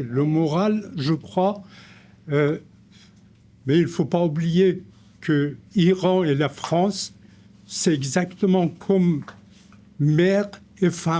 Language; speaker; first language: French; non-native, fluent; Persian